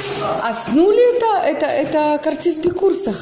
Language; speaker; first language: Hebrew; non-native, fluent; Russian